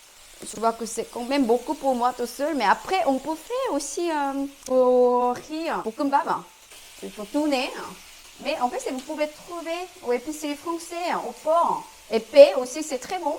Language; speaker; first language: French; non-native, learner; Korean